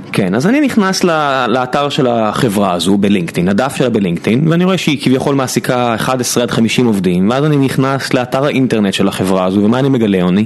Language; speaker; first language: Hebrew; native; Hebrew